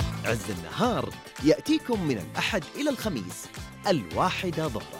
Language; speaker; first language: Arabic; native; Arabic